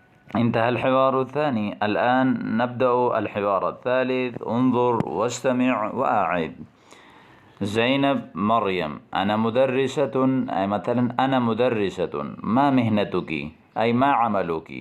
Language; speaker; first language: Arabic; non-native, fluent; Urdu